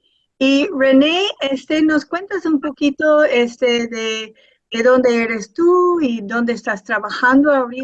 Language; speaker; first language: Spanish; non-native, fluent; English